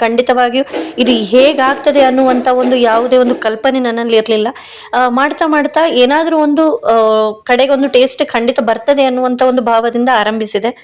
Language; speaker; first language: Kannada; non-native, local second language; Konkani